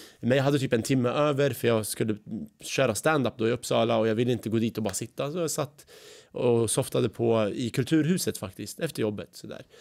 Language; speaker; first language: Swedish; early bilingual, other home language; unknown